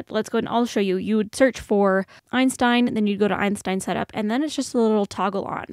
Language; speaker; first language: English; native; English